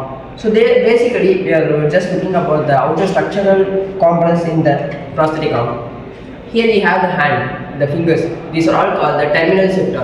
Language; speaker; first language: English; non-native, local second language; Tamil